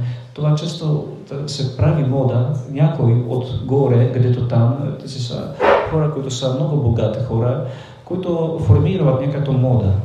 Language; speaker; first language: Bulgarian; non-native, fluent; Polish